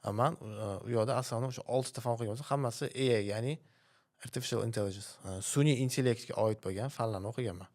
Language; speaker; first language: Uzbek; native; Uzbek